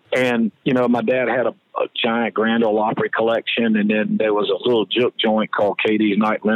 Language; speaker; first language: English; native; English